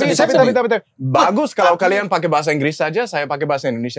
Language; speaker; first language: Indonesian; non-native, learner; Danish